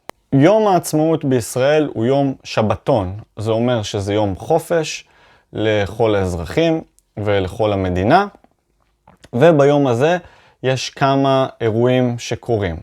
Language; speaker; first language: Hebrew; native; Hebrew